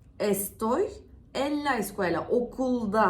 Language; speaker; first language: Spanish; non-native, fluent; Turkish